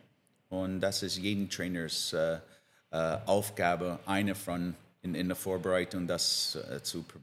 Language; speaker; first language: German; non-native, learner; English